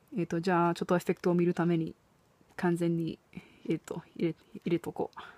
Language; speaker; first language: Japanese; non-native, fluent; English